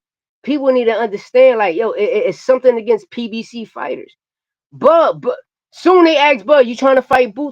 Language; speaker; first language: English; native; English